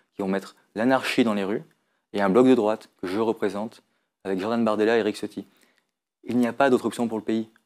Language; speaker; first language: French; native; French